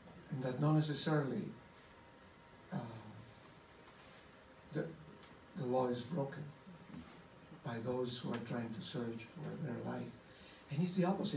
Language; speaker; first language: English; non-native, fluent; Spanish